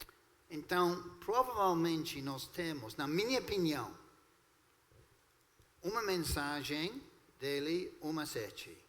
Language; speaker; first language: Portuguese; non-native, fluent; English